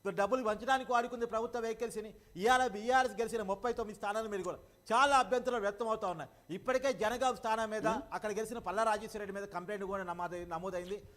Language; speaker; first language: Telugu; native; Telugu